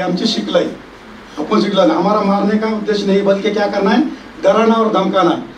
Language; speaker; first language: Hindi; non-native, local second language; Marathi